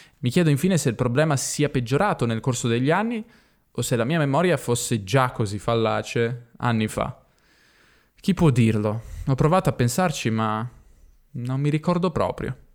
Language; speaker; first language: Italian; native; Italian